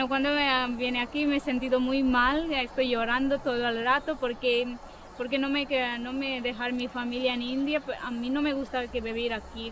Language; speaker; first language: Spanish; non-native, learner; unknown